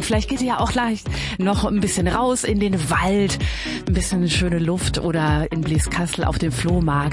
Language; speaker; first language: German; native; German